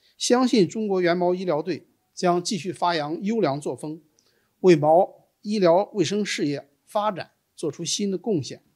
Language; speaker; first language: Chinese; native; Chinese